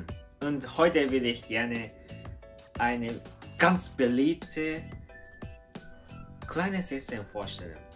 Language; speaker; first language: German; non-native, learner; Japanese